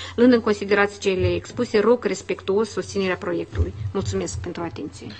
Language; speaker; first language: Romanian; native; Romanian